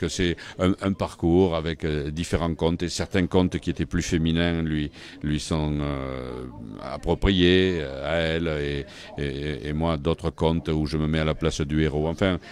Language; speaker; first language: French; native; French